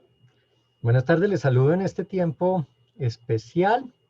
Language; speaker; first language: Spanish; native; Spanish